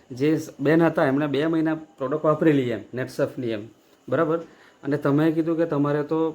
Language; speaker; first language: Gujarati; native; Gujarati